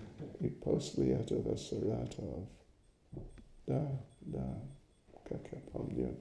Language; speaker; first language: Russian; non-native, learner; English